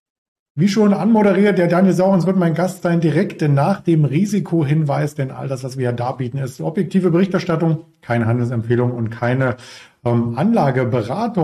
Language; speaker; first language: German; native; German